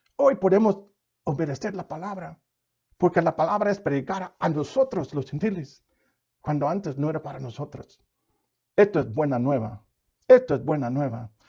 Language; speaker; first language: Spanish; non-native, fluent; English